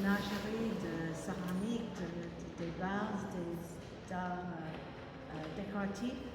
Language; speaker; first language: French; non-native, fluent; English